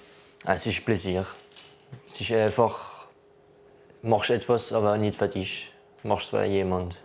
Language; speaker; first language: German; non-native, local second language; French